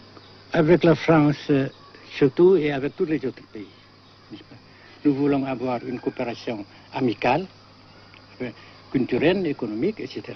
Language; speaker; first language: French; non-native, local second language; Vietnamese